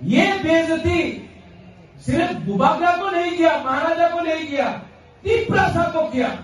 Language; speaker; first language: Hindi; non-native, local second language; Kok Borok